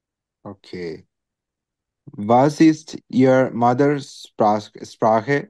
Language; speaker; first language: German; non-native, learner; Bangla